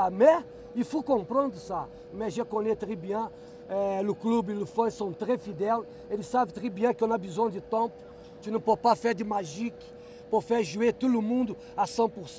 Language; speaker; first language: French; non-native, fluent; Portuguese